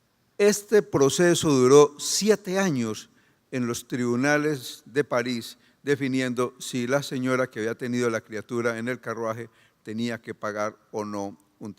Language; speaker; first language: Spanish; native; Spanish